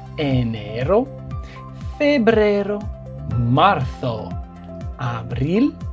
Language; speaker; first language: Spanish; non-native, fluent; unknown